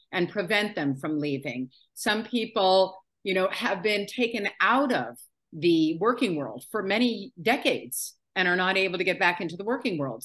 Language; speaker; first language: English; native; English